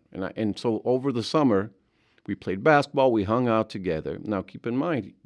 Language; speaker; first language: English; early bilingual, other home language; Spanish